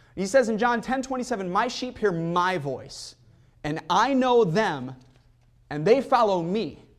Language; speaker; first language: English; native; English